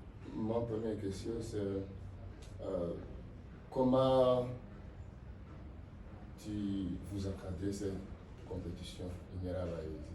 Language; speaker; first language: French; non-native, learner; Kinyarwanda